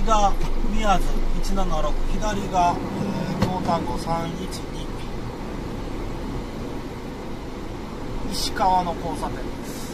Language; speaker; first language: Japanese; native; Japanese